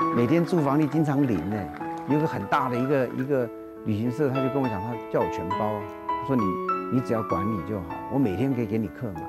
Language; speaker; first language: Chinese; native; Chinese